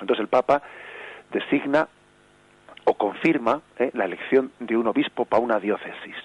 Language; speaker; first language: Spanish; native; Spanish